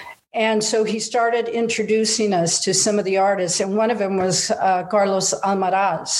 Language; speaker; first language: English; native; English